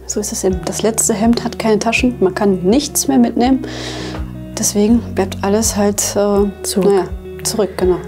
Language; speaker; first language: German; native; German